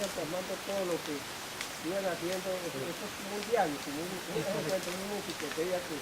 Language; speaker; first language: Spanish; native; Spanish